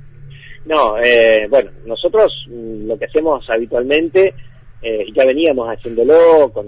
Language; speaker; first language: Spanish; native; Spanish